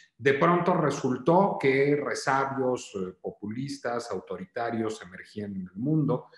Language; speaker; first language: Spanish; native; Spanish